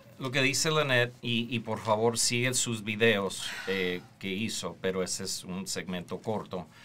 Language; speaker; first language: Spanish; early bilingual, heritage; Spanish